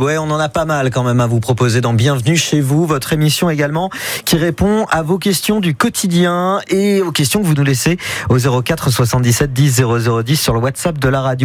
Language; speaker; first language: French; native; French